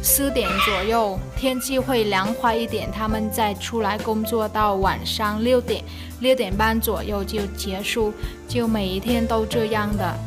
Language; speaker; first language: Chinese; non-native, fluent; Vietnamese